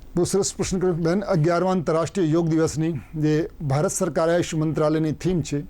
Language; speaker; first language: Gujarati; non-native, local second language; Hindi